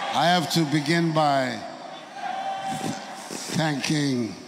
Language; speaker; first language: English; non-native, local second language; Akan